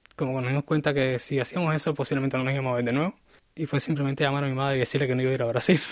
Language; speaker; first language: Spanish; native; Spanish